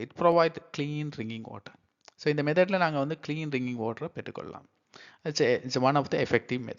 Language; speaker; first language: English; non-native, local second language; Tamil